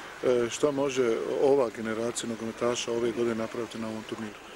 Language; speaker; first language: Bosnian; native; Bosnian